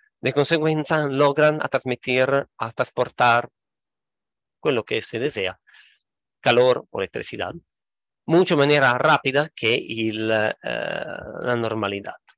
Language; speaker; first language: Spanish; non-native, fluent; Italian